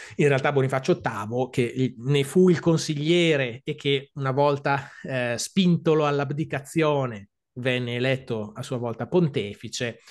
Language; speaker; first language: Italian; native; Italian